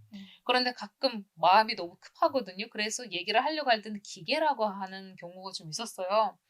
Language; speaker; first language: Korean; non-native, fluent; Uzbek